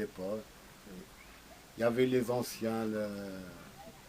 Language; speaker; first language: French; non-native, local second language; Arabic